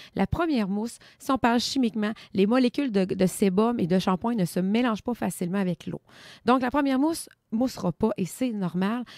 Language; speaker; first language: French; native; French